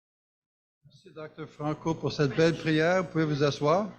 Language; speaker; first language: French; native; French